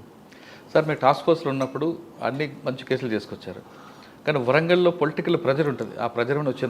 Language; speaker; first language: Telugu; native; Telugu